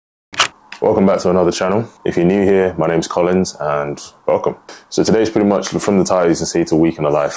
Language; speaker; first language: English; native; English